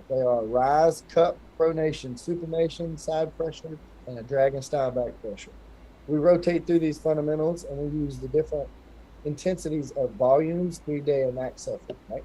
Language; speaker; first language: English; native; English